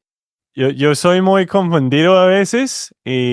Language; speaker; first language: Spanish; non-native, fluent; English